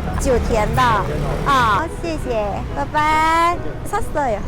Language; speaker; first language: Chinese; non-native, learner; Korean